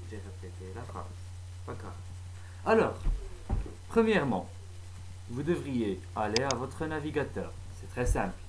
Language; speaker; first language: French; non-native, fluent; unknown